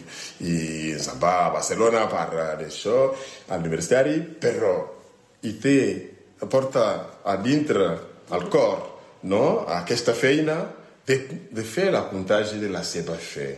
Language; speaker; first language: Catalan; non-native, learner; French